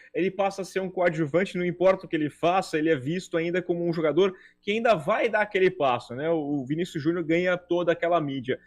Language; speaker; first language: Portuguese; native; Portuguese